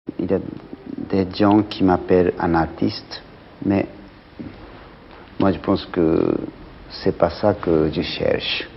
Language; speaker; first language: French; non-native, learner; Japanese